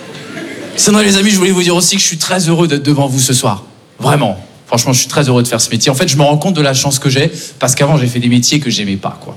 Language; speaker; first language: French; native; French